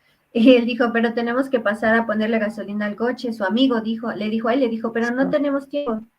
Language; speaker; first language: Spanish; native; Spanish